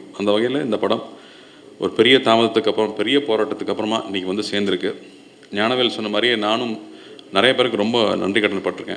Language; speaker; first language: Tamil; native; Tamil